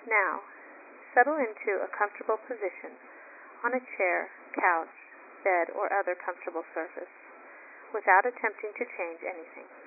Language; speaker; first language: English; native; English